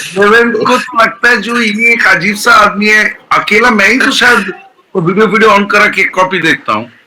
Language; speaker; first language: Hindi; non-native, local second language; Bangla